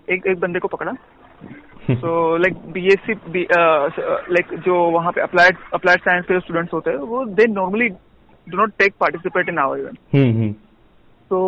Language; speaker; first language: Hindi; non-native, local second language; Gujarati